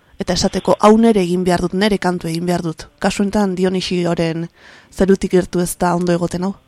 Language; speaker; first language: Basque; native; Basque